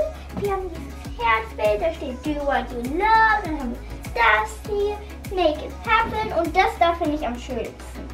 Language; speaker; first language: German; native; German